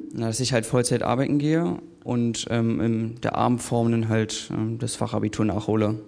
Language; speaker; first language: German; native; German